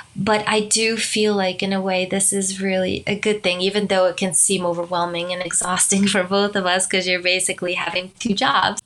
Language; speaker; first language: English; non-native, fluent; Romanian